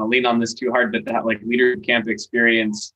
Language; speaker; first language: English; native; English